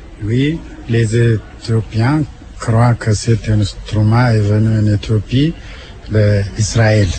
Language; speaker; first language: French; non-native, learner; Amharic